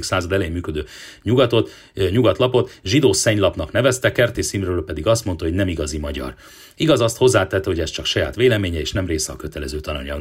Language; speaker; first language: Hungarian; native; Hungarian